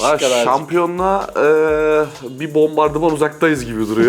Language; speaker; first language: Turkish; native; Turkish